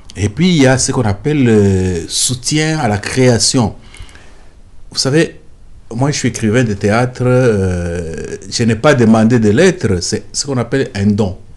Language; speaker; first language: French; non-native, local second language; Lingala